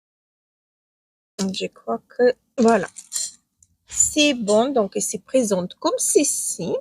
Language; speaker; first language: French; non-native, fluent; Ukrainian